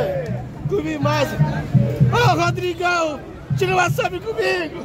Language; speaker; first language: Portuguese; native; Portuguese